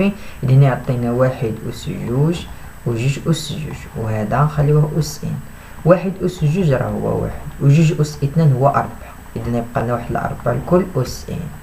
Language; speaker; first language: Arabic; native; Arabic